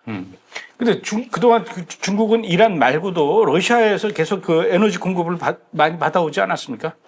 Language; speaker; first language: Korean; native; Korean